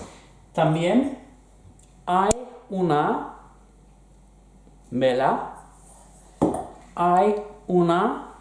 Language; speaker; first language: Spanish; non-native, fluent; English